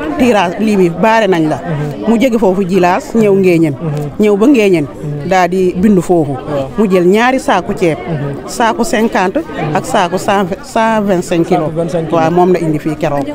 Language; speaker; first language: Wolof; non-native, local second language; Serer